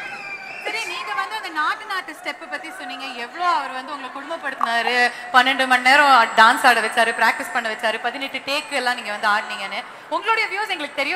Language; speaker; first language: Tamil; native; Tamil